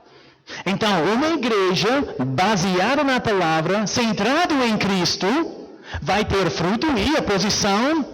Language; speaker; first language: Portuguese; non-native, fluent; English